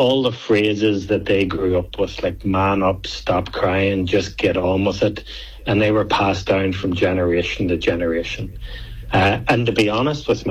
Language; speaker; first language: English; native; English